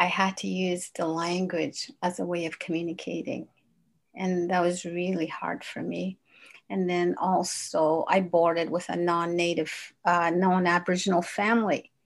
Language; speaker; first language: English; non-native, fluent; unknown